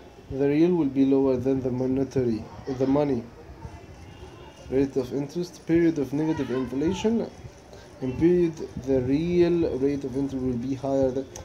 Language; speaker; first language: English; non-native, fluent; Arabic